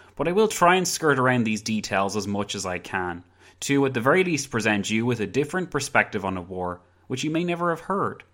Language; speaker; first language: English; native; English